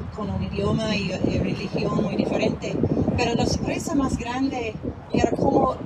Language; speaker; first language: Spanish; non-native, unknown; English